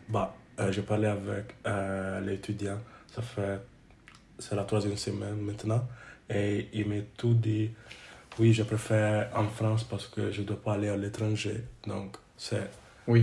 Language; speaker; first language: French; non-native, learner; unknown